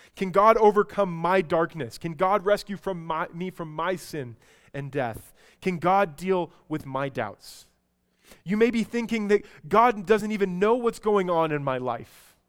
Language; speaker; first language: English; native; English